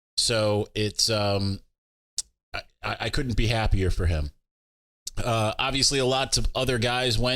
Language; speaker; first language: English; native; English